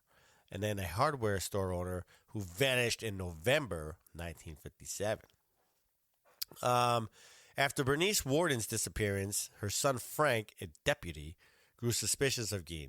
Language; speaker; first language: English; native; English